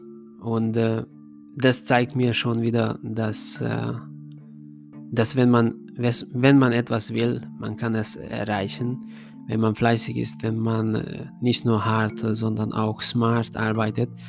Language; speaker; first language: German; non-native, fluent; Hungarian